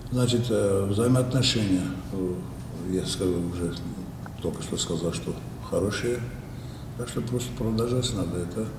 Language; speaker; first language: Russian; non-native, fluent; Armenian